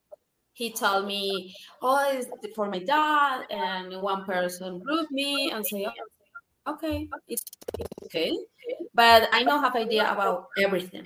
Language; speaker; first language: English; non-native, learner; Spanish